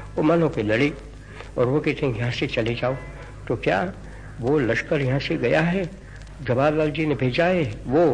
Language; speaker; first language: Hindi; non-native, local second language; Gujarati